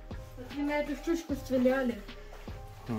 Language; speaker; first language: Russian; early bilingual, heritage; Russian